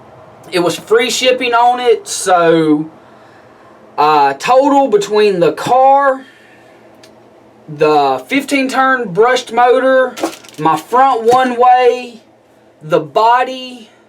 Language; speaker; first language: English; native; English